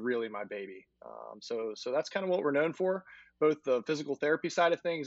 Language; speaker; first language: English; native; English